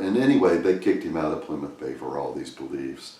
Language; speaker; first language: English; native; English